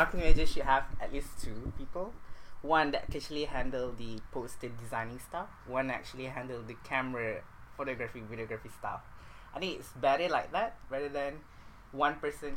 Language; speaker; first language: English; non-native, local second language; Malay